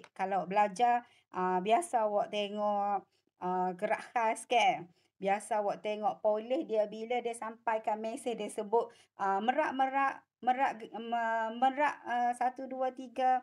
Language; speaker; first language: Malay; native; Malay